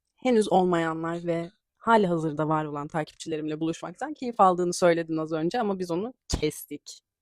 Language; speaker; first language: Turkish; native; Turkish